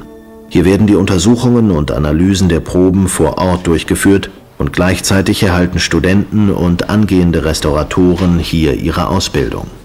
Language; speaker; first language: German; native; German